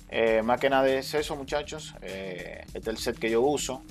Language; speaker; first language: Spanish; native; Spanish